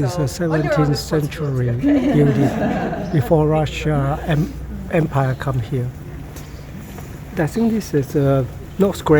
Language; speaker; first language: English; non-native, learner; Chinese